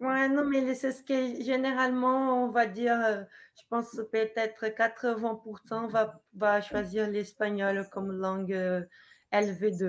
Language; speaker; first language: French; non-native, fluent; Portuguese